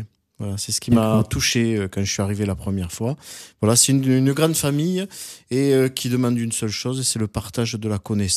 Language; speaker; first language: French; native; French